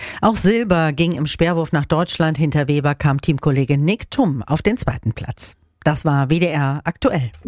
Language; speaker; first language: German; native; German